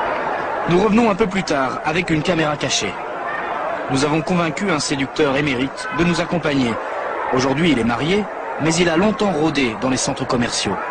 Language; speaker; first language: French; native; French